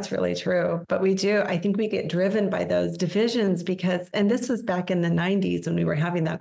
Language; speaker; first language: English; native; English